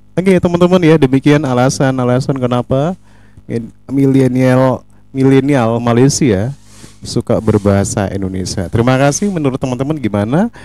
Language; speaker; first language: Indonesian; native; Indonesian